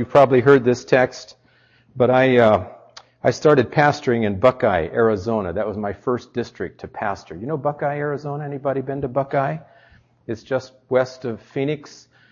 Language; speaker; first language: English; native; English